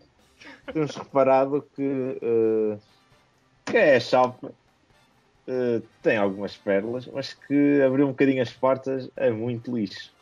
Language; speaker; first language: Portuguese; native; Portuguese